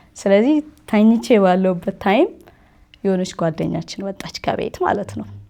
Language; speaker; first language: Amharic; native; Amharic